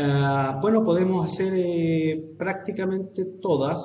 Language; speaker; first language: Spanish; native; Spanish